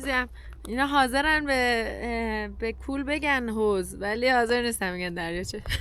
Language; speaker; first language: Persian; native; Persian